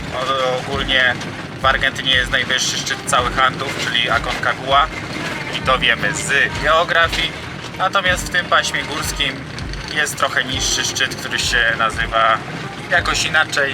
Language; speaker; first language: Polish; native; Polish